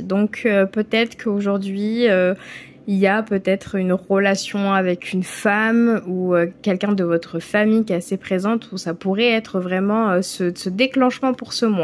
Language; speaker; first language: French; native; French